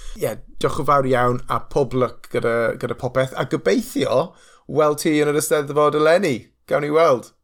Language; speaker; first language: Welsh; non-native, local second language; English